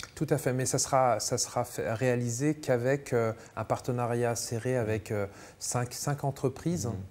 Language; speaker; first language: French; native; French